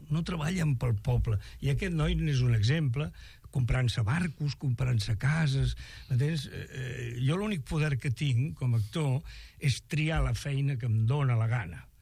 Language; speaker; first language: Catalan; non-native, local second language; Spanish